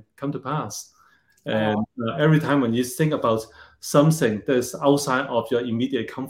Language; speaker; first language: English; non-native, local second language; Cantonese